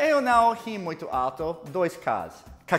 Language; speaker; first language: Portuguese; non-native, learner; English